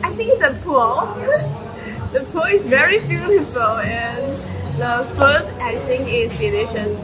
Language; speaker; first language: English; non-native, learner; Chinese